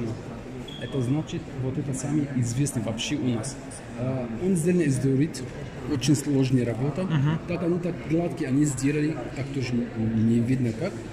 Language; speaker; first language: Russian; non-native, learner; Arabic